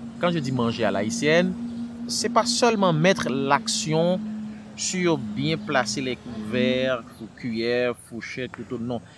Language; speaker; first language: French; non-native, local second language; Haitian Creole